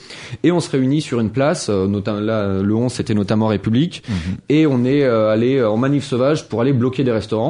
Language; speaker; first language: French; native; French